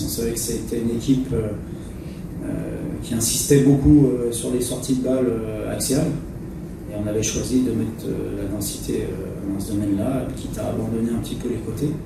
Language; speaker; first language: French; native; French